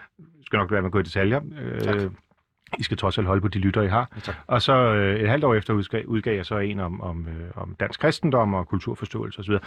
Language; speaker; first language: Danish; native; Danish